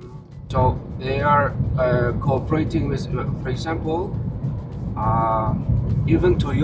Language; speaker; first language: English; non-native, fluent; Chinese